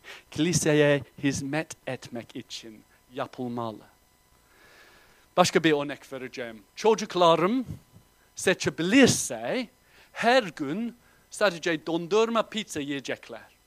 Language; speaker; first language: Turkish; non-native, fluent; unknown